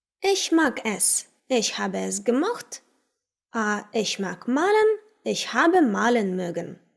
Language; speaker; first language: German; non-native, fluent; Ukrainian